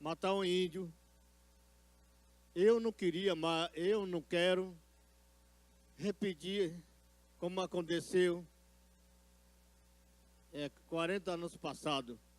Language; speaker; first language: Portuguese; non-native, local second language; Yanomámi